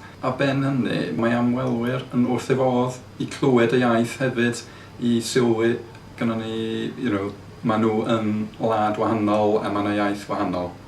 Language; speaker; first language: Welsh; non-native, fluent; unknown